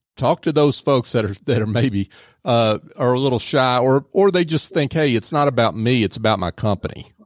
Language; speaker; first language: English; native; English